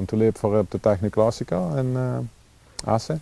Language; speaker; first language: Dutch; native; Dutch